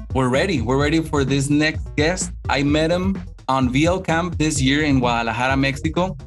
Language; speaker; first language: English; non-native, fluent; Spanish